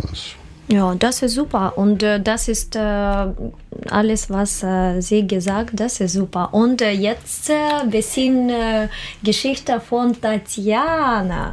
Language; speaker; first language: German; non-native, learner; Russian